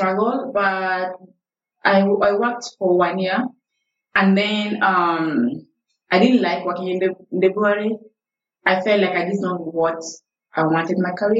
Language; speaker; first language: English; non-native, local second language; Arabic